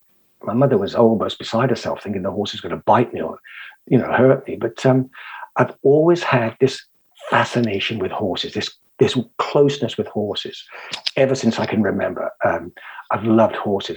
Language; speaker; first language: English; native; English